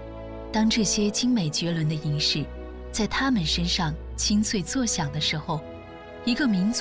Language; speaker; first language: Chinese; native; Chinese